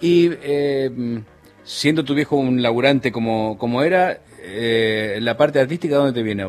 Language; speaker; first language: Spanish; native; Spanish